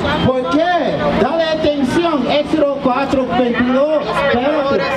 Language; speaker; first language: Spanish; non-native, learner; English